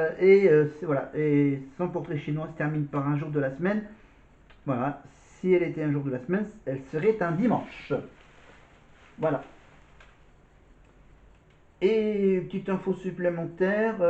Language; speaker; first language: French; native; French